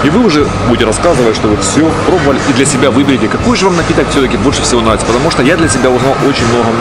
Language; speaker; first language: Russian; native; Russian